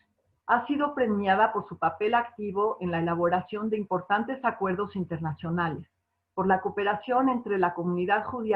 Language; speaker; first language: Spanish; native; Spanish